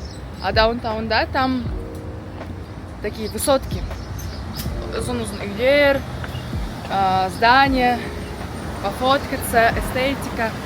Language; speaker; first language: Russian; non-native, local second language; Kazakh